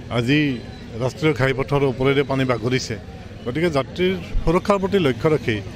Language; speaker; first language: Assamese; native; Assamese